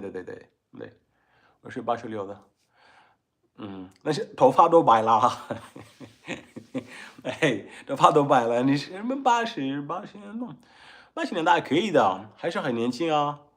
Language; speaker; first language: Chinese; non-native, learner; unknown